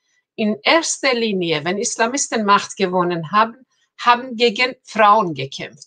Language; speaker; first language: German; non-native, fluent; Persian